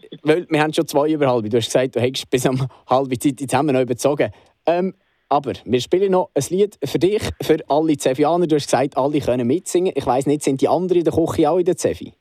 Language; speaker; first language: German; native; German